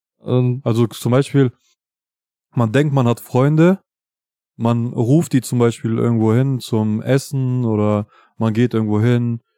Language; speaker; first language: German; early bilingual, other home language; Albanian